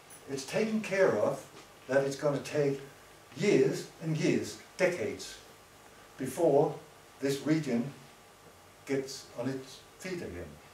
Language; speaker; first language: English; non-native, fluent; Danish